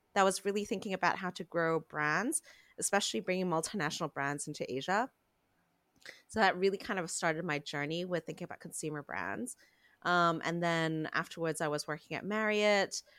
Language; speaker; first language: English; non-native, local second language; Cantonese